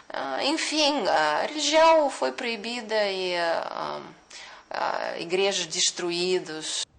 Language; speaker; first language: Portuguese; non-native, fluent; Russian